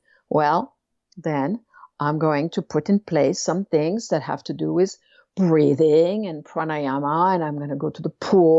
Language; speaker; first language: English; non-native, fluent; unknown